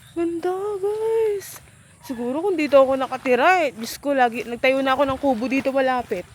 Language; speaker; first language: Filipino; native; Filipino